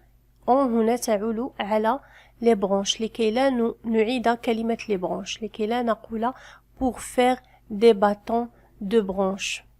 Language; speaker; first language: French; non-native, fluent; Arabic